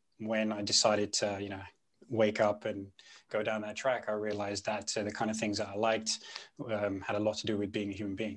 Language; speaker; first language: English; non-native, local second language; Punjabi